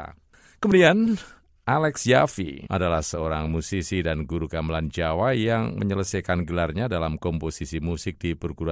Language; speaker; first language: Indonesian; native; Indonesian